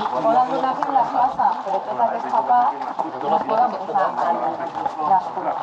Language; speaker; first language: Catalan; native; Catalan